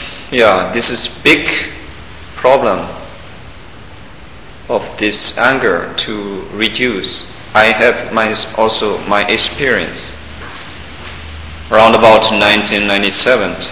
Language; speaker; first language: English; non-native, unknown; Burmese